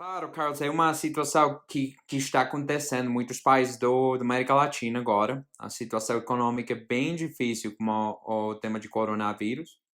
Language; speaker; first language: Portuguese; non-native, fluent; Spanish